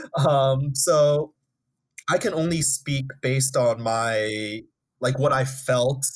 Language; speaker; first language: English; native; English